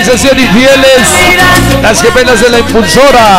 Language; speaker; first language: Spanish; native; Spanish